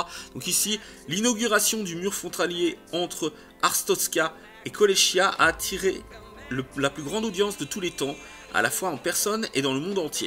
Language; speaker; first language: French; native; French